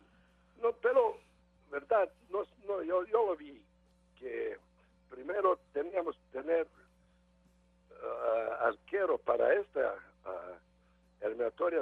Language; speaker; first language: Spanish; non-native, learner; Serbian